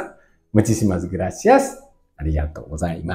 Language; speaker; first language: Spanish; non-native, learner; Japanese